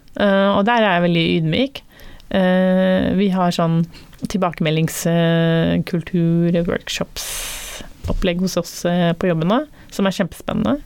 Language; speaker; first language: Norwegian; early bilingual, other home language; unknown